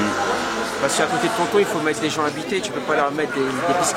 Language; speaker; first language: French; native; French